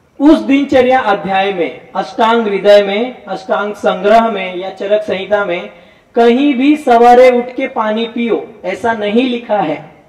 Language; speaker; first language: Hindi; non-native, local second language; Gujarati